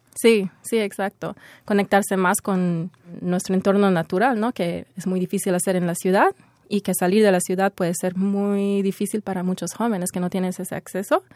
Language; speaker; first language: Spanish; early bilingual, heritage; Spanish